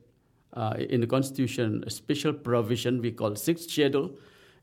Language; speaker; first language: English; non-native, local second language; Khasi